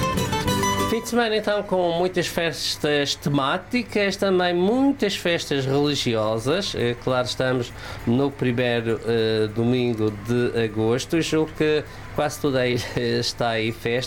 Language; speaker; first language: Portuguese; native; Portuguese